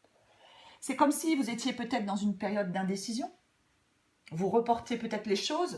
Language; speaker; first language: French; native; French